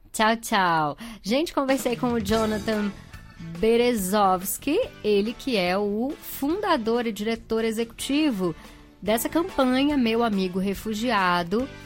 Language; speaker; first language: Portuguese; native; Portuguese